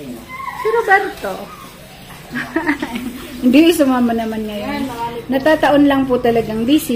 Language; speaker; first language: Filipino; native; Filipino